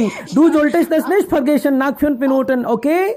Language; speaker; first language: German; non-native, learner; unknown